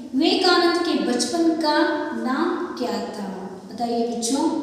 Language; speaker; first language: Hindi; non-native, local second language; Kannada